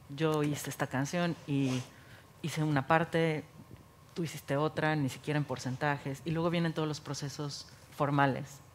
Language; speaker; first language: Spanish; native; Spanish